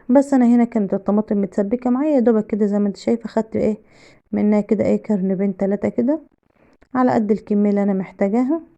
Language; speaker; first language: Arabic; native; Arabic